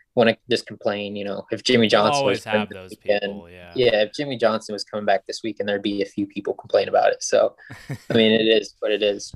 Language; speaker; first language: English; native; English